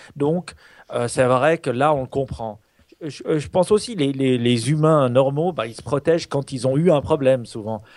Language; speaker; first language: French; native; French